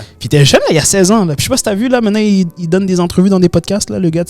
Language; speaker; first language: French; native; French